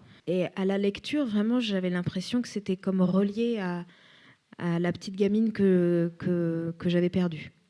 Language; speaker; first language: French; native; French